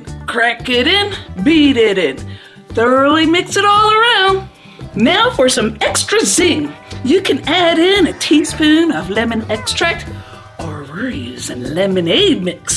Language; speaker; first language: English; native; English